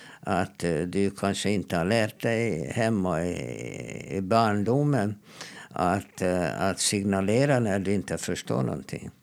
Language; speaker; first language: Swedish; non-native, fluent; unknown